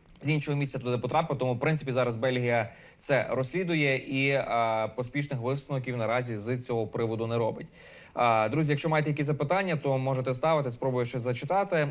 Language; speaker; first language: Ukrainian; native; Ukrainian